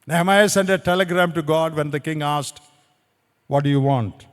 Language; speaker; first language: English; non-native, local second language; Malayalam